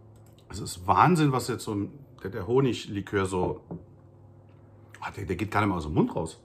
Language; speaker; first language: German; native; German